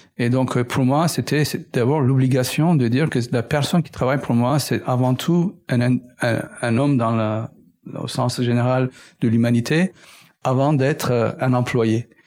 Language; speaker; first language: French; native; French